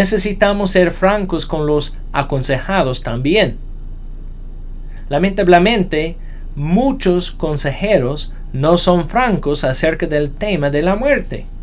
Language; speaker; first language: Spanish; non-native, fluent; English